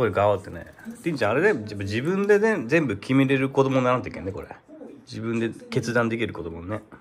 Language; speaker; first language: Japanese; native; Japanese